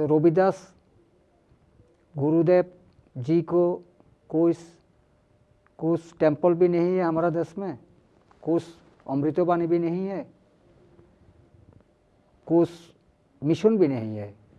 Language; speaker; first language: Hindi; non-native, learner; Bangla